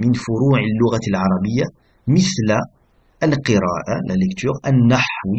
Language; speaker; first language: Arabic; non-native, fluent; French